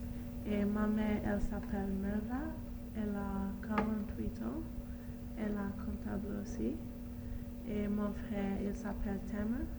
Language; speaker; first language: French; non-native, learner; Arabic